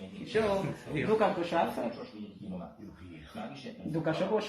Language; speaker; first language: German; non-native, learner; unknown